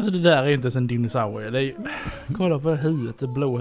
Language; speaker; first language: Swedish; native; Swedish